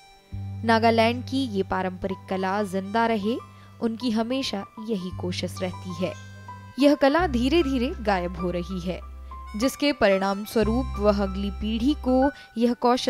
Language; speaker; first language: Hindi; native; Hindi